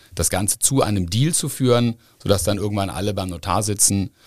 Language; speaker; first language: German; native; German